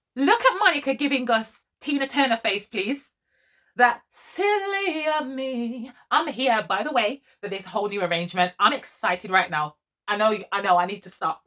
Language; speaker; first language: English; native; English